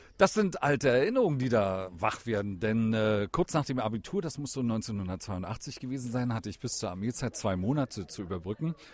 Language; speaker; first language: German; native; German